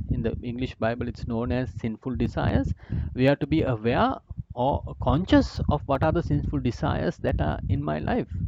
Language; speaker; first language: English; non-native, local second language; Sinhala